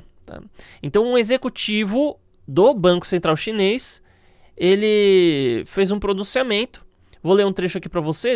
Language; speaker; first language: Portuguese; native; Portuguese